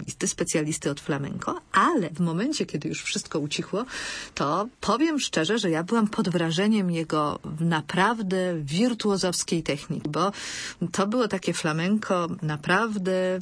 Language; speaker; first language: Polish; native; Polish